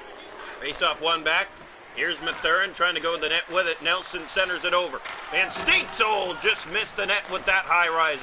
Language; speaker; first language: English; native; English